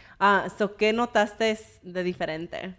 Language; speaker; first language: Spanish; early bilingual, heritage; English